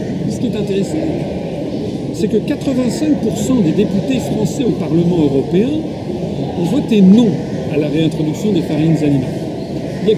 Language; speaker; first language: French; native; French